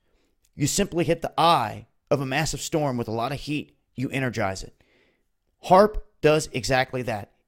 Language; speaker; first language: English; native; English